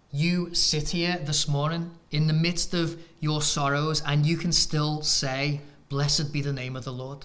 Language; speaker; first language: English; native; English